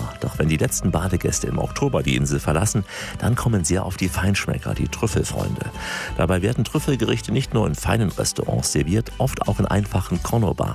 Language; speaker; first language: German; native; German